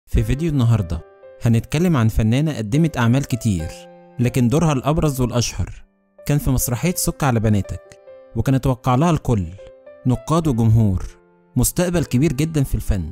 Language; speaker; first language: Arabic; native; Arabic